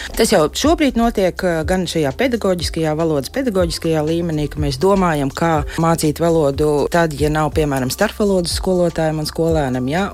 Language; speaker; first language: Latvian; native; Latvian